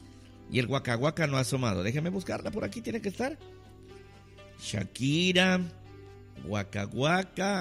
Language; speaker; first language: Spanish; native; Spanish